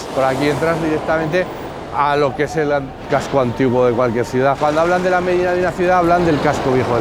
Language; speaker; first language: Spanish; native; Spanish